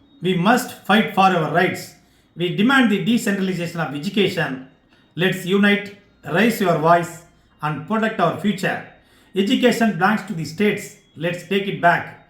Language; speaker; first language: English; non-native, local second language; Tamil